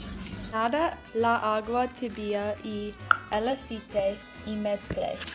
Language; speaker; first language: Spanish; non-native, learner; English